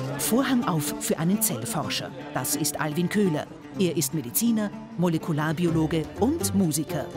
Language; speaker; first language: German; native; German